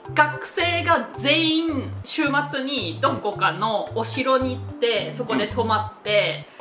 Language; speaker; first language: Japanese; non-native, fluent; German